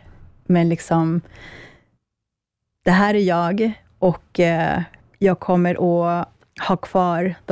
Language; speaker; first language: Swedish; early bilingual, other home language; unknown